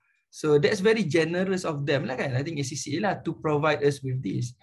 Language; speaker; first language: English; non-native, local second language; Malay